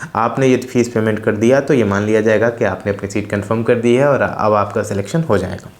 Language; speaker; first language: Hindi; native; Hindi